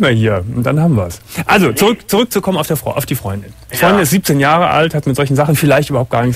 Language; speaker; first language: German; native; German